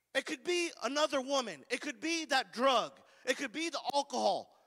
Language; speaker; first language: English; native; English